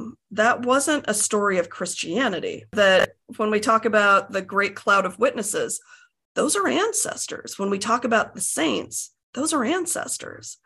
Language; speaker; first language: English; native; English